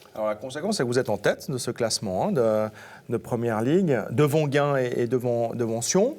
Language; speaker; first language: French; native; French